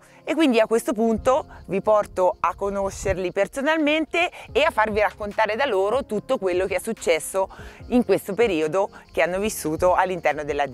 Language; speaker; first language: Italian; native; Italian